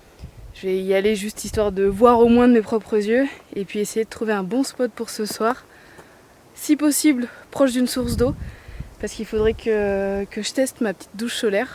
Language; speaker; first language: French; native; French